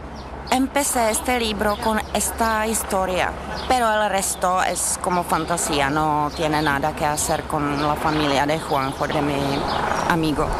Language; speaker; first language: Spanish; non-native, learner; Czech